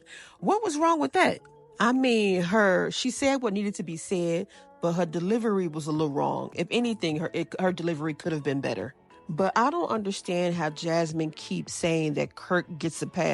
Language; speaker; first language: English; native; English